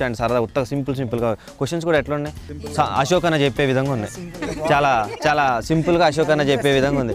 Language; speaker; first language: Telugu; native; Telugu